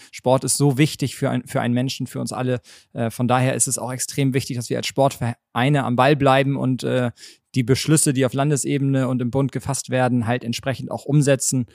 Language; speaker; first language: German; native; German